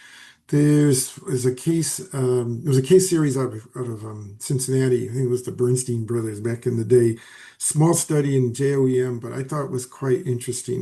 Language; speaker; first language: English; native; English